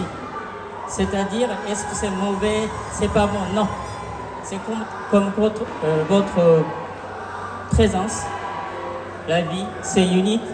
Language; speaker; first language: French; non-native, fluent; Japanese